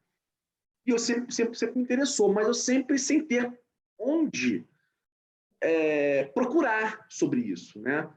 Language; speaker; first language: Portuguese; native; Portuguese